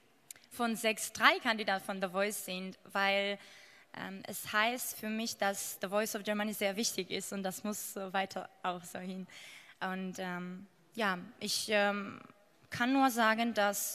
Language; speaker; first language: German; non-native, fluent; Georgian